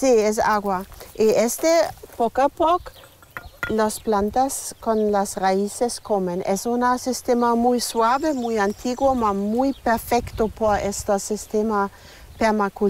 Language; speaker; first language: Spanish; non-native, learner; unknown